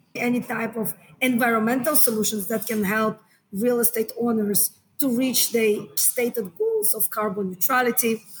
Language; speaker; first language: English; non-native, fluent; Hebrew